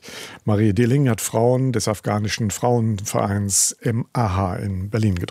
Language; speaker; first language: German; native; German